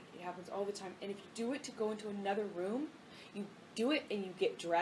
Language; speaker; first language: English; native; English